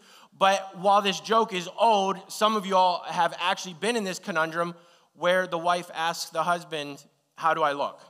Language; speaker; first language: English; native; English